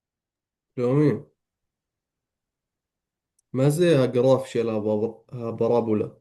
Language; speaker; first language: Hebrew; non-native, local second language; Arabic